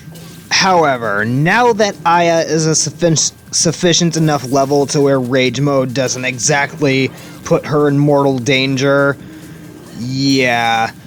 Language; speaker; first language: English; native; English